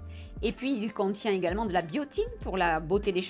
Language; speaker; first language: French; native; French